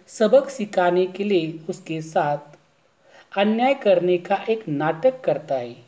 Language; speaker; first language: Hindi; non-native, local second language; Marathi